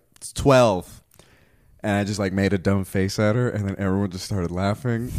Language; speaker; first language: English; early bilingual, other home language; Spanish